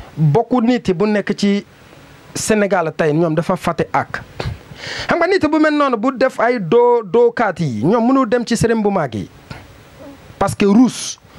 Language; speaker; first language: Wolof; non-native, learner; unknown